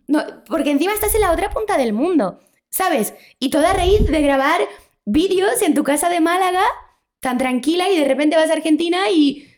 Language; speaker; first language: Spanish; early bilingual, other home language; Polish